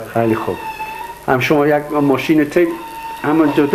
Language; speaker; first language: Persian; non-native, learner; English